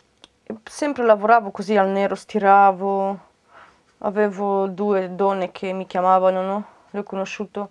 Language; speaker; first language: Italian; non-native, fluent; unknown